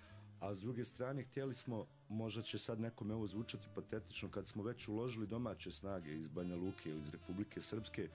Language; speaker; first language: Serbian; native; Serbian